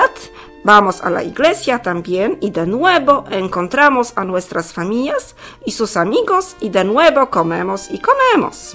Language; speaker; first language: Spanish; non-native, learner; Polish